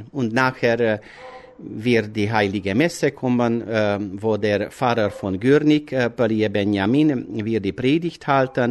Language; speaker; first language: German; non-native, fluent; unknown